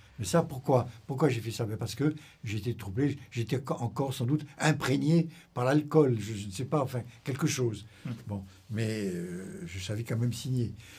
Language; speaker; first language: French; native; French